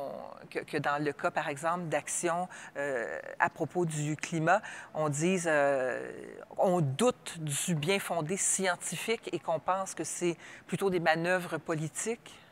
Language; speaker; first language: French; native; French